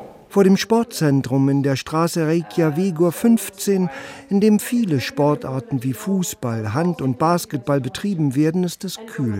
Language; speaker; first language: German; native; German